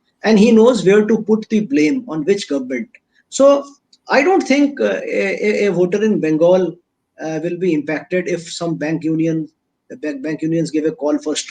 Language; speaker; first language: English; non-native, local second language; Hindi